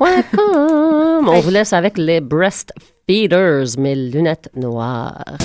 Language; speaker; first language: French; native; French